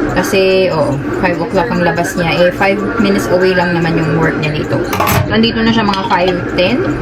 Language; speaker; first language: Filipino; non-native, local second language; Cebuano